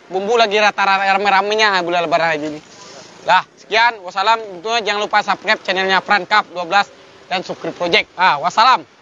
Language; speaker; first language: Indonesian; non-native, local second language; Minangkabau